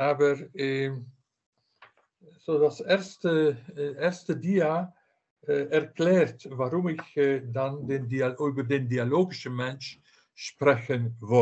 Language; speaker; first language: German; non-native, fluent; Dutch